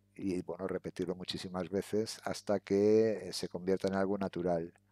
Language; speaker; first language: Spanish; native; Spanish